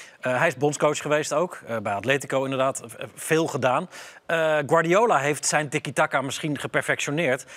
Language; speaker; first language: Dutch; native; Dutch